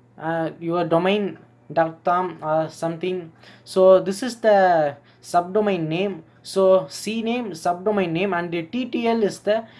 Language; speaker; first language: English; non-native, local second language; Tamil